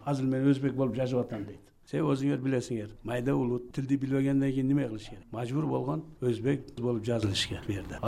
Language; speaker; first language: Kyrgyz; non-native, local second language; Uzbek